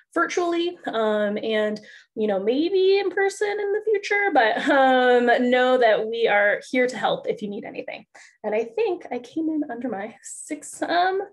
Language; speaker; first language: English; native; English